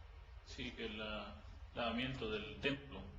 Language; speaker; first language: Spanish; native; Spanish